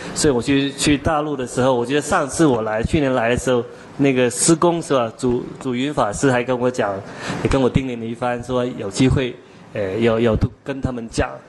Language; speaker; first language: Chinese; non-native, local second language; Cantonese